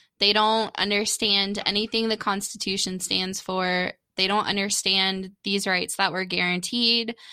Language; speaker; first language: English; native; English